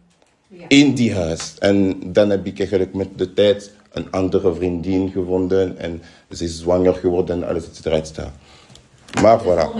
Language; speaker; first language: Dutch; non-native, fluent; French